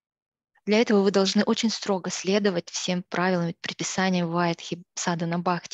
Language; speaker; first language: Russian; native; Russian